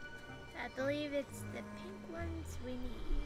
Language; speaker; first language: English; native; English